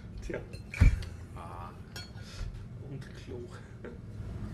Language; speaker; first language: German; native; German